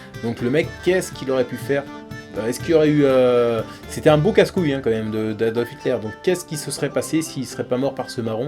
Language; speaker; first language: French; native; French